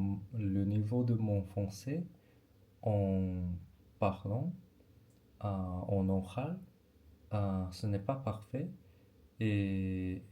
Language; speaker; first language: French; non-native, learner; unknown